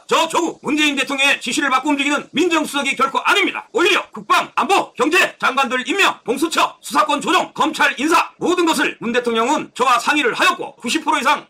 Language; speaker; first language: Korean; native; Korean